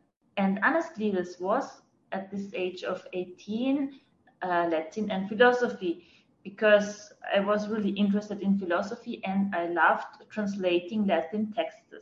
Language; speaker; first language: English; non-native, fluent; German